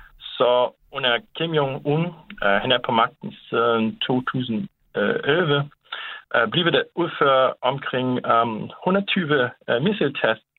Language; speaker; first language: Danish; non-native, fluent; Japanese